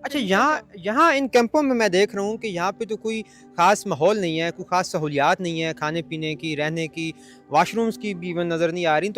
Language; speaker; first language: Urdu; native; Urdu